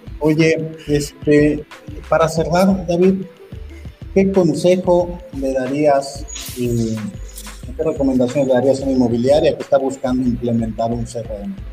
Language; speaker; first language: Spanish; native; Spanish